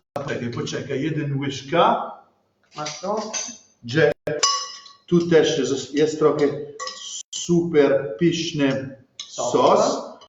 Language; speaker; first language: Polish; non-native, learner; Italian